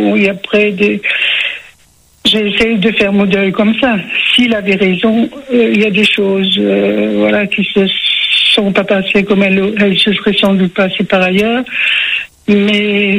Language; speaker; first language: French; native; French